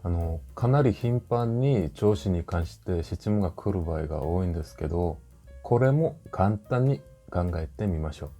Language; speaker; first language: Japanese; non-native, fluent; Korean